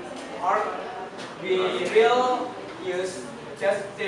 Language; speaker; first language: English; non-native, learner; Indonesian